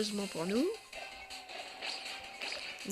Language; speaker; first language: French; native; French